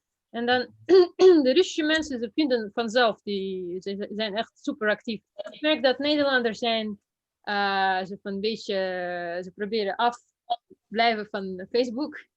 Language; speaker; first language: Dutch; non-native, fluent; Russian